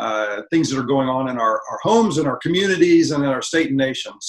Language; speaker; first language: English; native; English